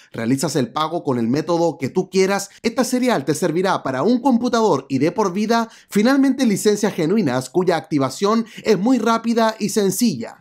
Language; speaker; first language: Spanish; native; Spanish